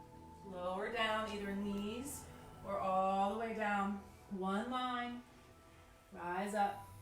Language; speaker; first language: English; native; English